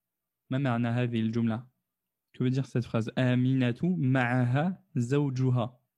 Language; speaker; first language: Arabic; non-native, fluent; French